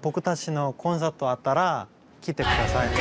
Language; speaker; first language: Japanese; non-native, learner; Korean